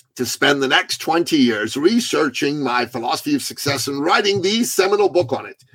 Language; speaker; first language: English; early bilingual, other home language; Persian